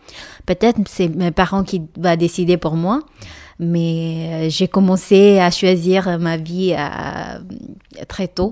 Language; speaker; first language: French; non-native, learner; Malayalam